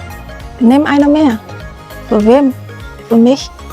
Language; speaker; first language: German; non-native, learner; Indonesian